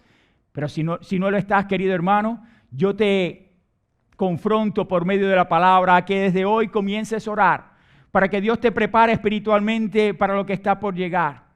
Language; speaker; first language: Spanish; native; Spanish